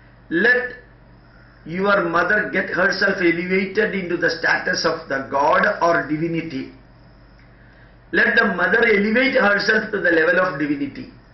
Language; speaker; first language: English; non-native, local second language; Malayalam